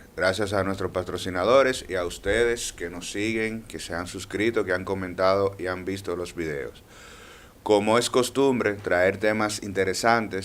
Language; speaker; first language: Spanish; native; Spanish